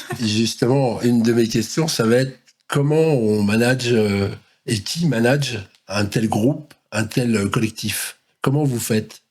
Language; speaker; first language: French; native; French